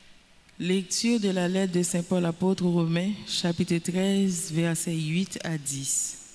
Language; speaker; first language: French; non-native, local second language; Haitian Creole